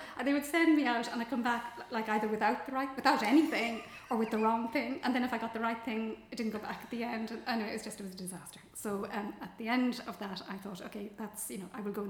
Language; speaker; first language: English; native; English